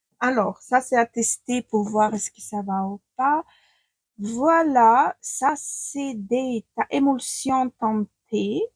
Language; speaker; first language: French; non-native, fluent; Ukrainian